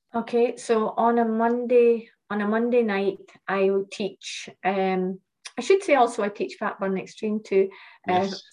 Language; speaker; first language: English; native; English